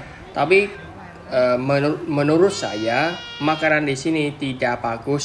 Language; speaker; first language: Indonesian; non-native, learner; Vietnamese